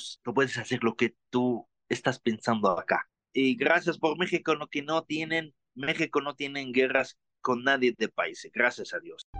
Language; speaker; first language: Spanish; non-native, learner; Arabic